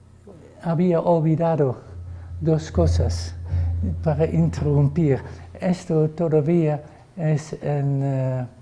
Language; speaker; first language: Spanish; non-native, fluent; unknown